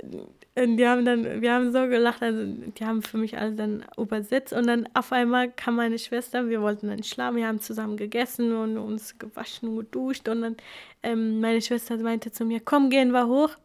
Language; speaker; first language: German; non-native, fluent; Kurdish